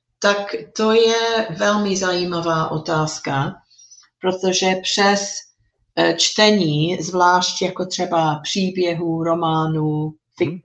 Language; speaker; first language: Czech; non-native, fluent; English